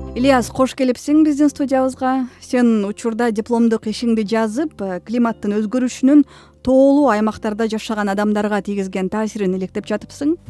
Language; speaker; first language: Kyrgyz; native; Kyrgyz